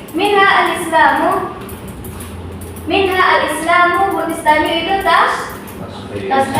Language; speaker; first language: Arabic; non-native, learner; Indonesian